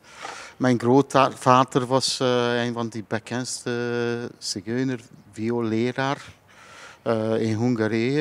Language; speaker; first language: Dutch; non-native, fluent; Hungarian